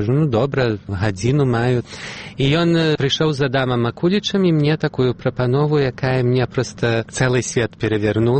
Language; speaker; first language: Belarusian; early bilingual, heritage; Belarusian